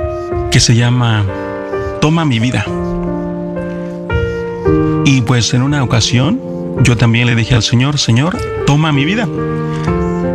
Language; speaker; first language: Spanish; native; Spanish